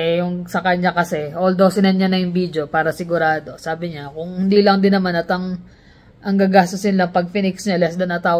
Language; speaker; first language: Filipino; native; Filipino